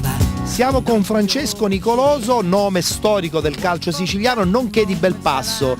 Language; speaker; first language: Italian; native; Italian